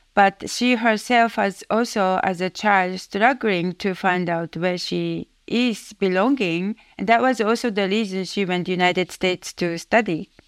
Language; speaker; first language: English; non-native, fluent; Japanese